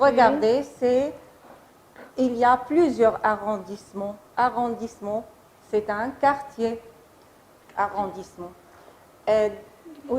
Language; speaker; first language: French; non-native, fluent; Arabic